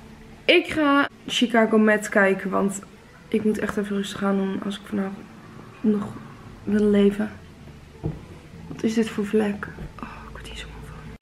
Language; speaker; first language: Dutch; native; Dutch